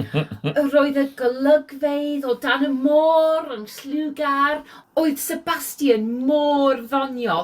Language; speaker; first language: Welsh; non-native, learner; English